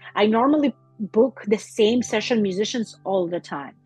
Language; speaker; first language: English; non-native, fluent; Russian